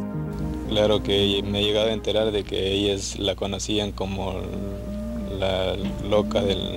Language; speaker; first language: Spanish; native; Spanish